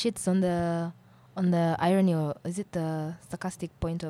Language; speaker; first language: English; non-native, local second language; Swahili